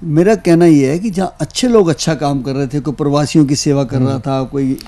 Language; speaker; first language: Hindi; native; Hindi